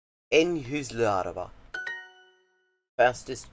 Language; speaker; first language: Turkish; non-native, learner; English